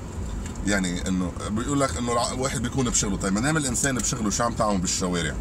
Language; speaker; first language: Arabic; native; Arabic